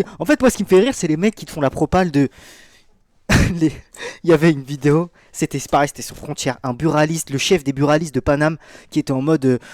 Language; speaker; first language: French; native; French